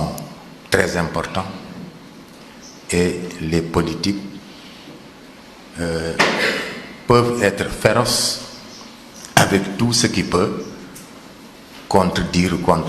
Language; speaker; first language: French; non-native, local second language; Wolof